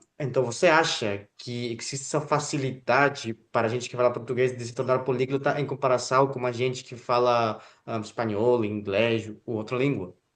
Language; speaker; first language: Portuguese; non-native, fluent; Spanish